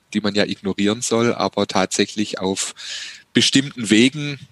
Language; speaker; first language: German; native; German